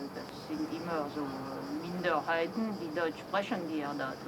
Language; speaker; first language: German; non-native, fluent; French